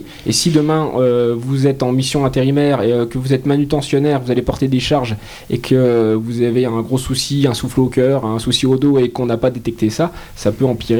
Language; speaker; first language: French; native; French